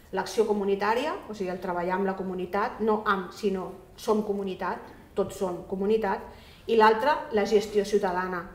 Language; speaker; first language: Catalan; non-native, local second language; Spanish